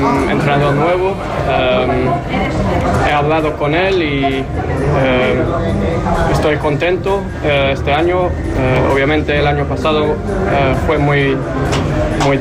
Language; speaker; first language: Spanish; non-native, learner; English